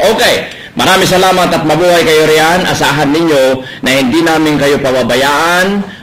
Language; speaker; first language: Filipino; native; Filipino